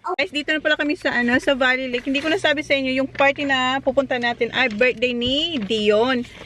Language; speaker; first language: Filipino; non-native, local second language; Bikol